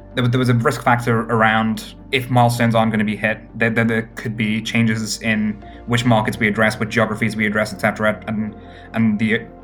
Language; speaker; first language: English; native; English